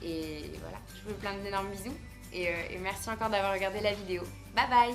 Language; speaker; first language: French; native; French